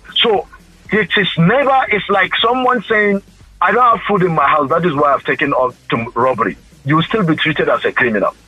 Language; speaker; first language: English; non-native, local second language; Hausa